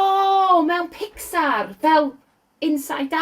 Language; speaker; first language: Welsh; non-native, learner; English